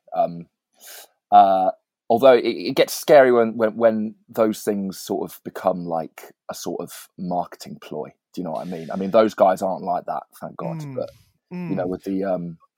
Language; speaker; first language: English; native; English